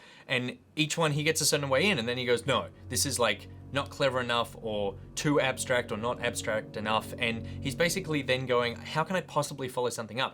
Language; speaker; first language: English; native; English